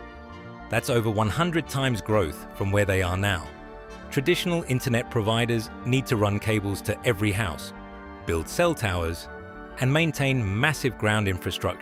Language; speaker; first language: English; native; English